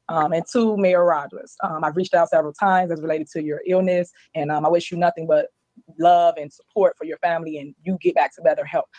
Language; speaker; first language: English; native; English